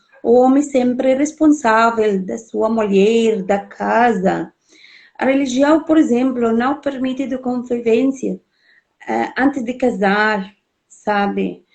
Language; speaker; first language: Portuguese; non-native, fluent; Arabic